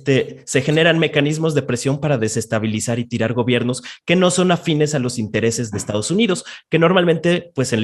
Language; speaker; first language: Spanish; native; Spanish